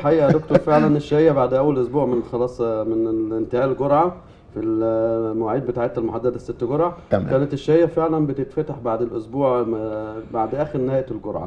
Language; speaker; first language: Arabic; native; Arabic